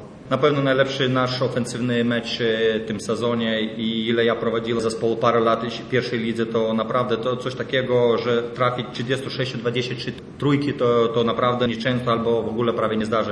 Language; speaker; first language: Polish; non-native, fluent; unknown